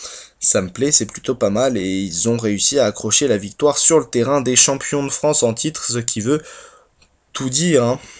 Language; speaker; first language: French; native; French